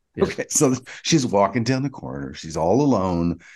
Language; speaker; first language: English; native; English